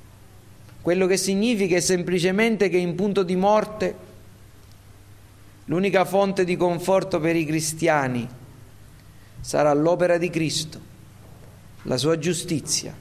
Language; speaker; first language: Italian; native; Italian